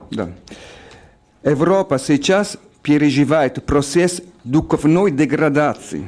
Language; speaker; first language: Russian; non-native, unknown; Italian